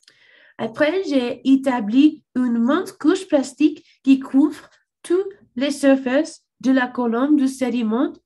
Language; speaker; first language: French; non-native, learner; English